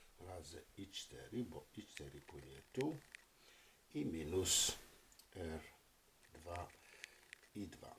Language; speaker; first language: Polish; non-native, fluent; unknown